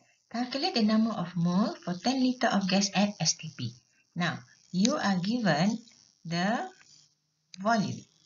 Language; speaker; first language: English; non-native, local second language; Malay